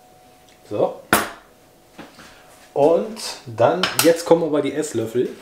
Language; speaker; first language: German; native; German